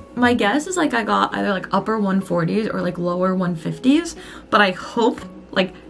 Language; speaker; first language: English; native; English